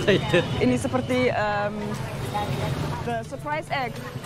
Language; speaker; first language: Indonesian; non-native, learner; German